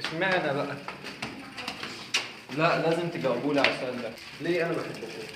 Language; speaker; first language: Arabic; native; Arabic